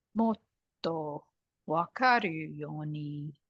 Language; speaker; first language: Japanese; non-native, learner; English